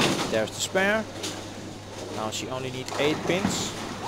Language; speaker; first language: English; non-native, fluent; Dutch